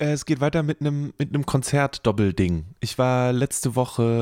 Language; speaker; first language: German; native; German